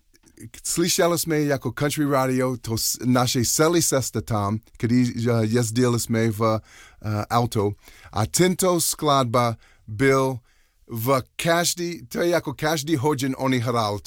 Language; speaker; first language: Czech; non-native, learner; English